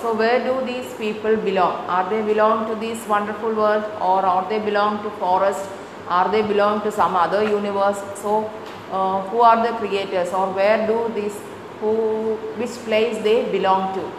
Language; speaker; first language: English; non-native, local second language; Malayalam